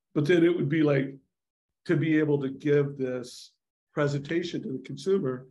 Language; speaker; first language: English; native; English